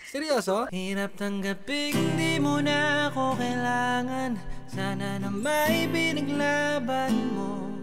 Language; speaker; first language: Filipino; native; Filipino